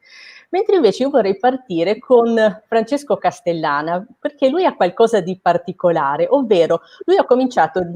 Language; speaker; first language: Italian; native; Italian